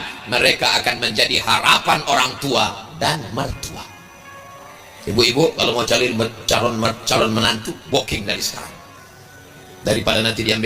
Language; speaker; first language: Indonesian; native; Indonesian